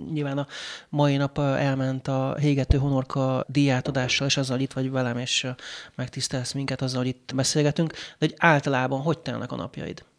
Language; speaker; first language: Hungarian; native; Hungarian